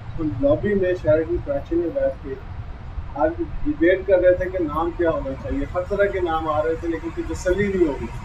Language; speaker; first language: Urdu; native; Urdu